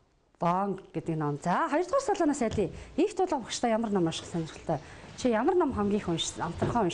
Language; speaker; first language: Mongolian; native; Mongolian